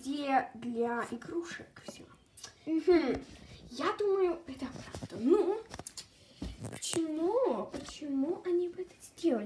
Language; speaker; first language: Russian; early bilingual, heritage; Russian